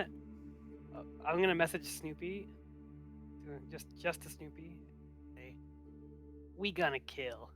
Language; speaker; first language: English; native; English